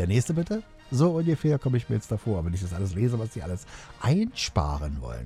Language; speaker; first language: German; native; German